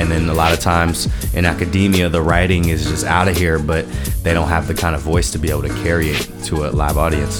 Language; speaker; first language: English; early bilingual, other home language; Japanese